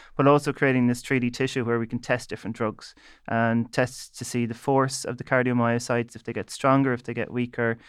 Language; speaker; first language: English; native; English